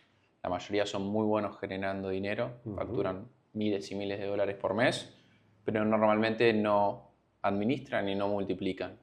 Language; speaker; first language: Spanish; native; Spanish